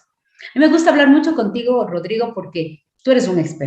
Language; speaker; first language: Spanish; native; Spanish